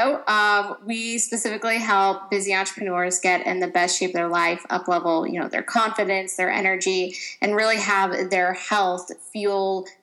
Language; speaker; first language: English; native; English